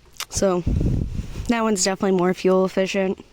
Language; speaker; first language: English; native; English